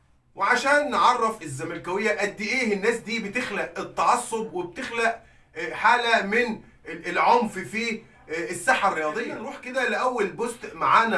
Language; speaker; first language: Arabic; native; Arabic